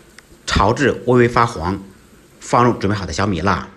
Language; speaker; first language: Chinese; native; Chinese